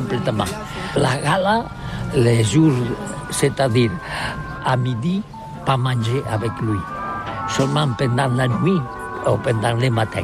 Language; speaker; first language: French; non-native, learner; Catalan